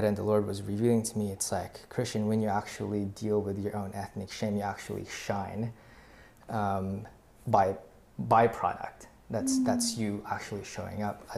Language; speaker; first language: English; early bilingual, other home language; Filipino